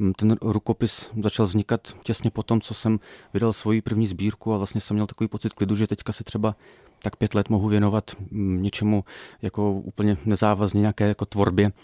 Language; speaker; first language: Czech; early bilingual, other home language; Russian